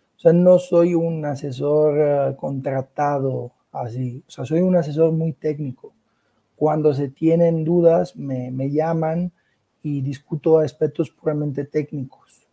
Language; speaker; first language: Spanish; non-native, fluent; Italian